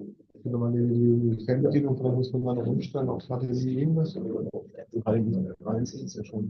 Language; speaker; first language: German; native; German